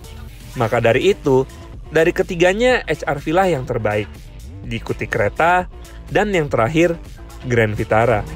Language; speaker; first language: Indonesian; native; Indonesian